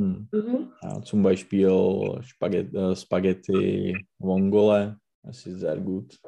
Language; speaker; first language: German; non-native, learner; Czech